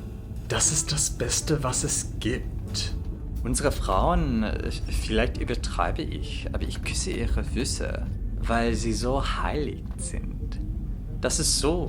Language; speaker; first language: German; non-native, fluent; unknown